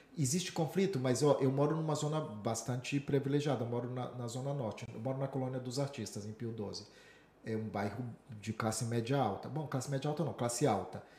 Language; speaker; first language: Portuguese; native; Portuguese